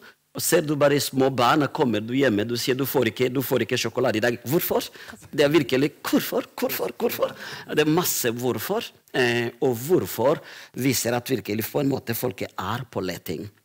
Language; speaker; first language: Norwegian; non-native, fluent; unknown